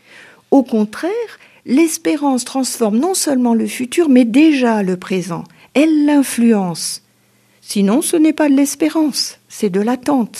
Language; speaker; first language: French; native; French